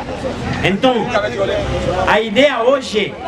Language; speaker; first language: Portuguese; non-native, learner; Haitian Creole